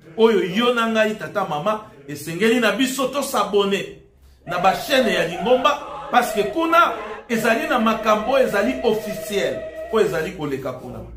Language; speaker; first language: Lingala; native; Lingala